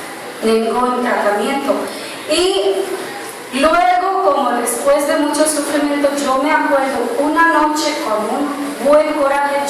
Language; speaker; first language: Spanish; non-native, learner; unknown